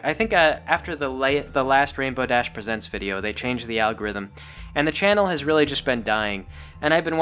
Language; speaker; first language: English; native; English